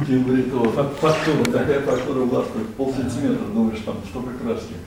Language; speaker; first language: Russian; native; Russian